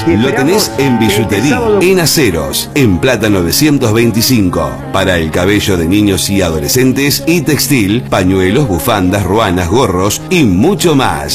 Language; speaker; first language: Spanish; native; Spanish